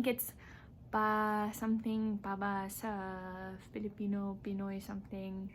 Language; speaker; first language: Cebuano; non-native, local second language; English